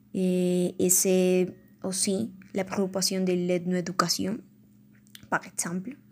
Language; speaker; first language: French; non-native, fluent; Spanish